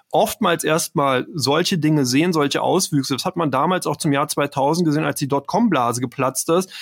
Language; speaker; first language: German; native; German